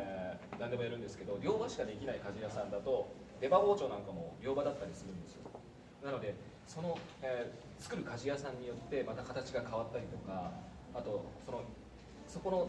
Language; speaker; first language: Japanese; native; Japanese